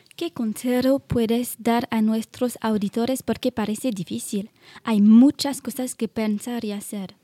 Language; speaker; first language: Spanish; non-native, learner; French